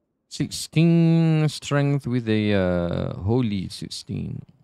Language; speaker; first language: English; non-native, local second language; Malay